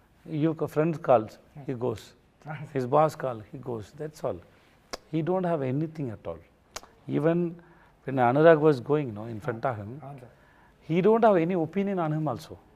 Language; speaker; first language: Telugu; non-native, learner; Tamil